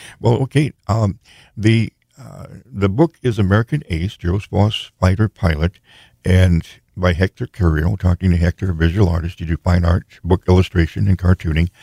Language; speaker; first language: English; native; English